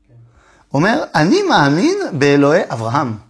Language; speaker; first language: Hebrew; non-native, fluent; French